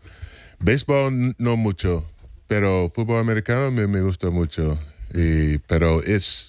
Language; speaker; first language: Spanish; non-native, fluent; English